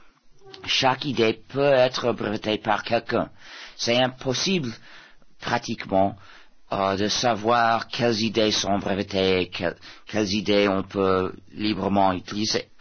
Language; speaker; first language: French; non-native, fluent; English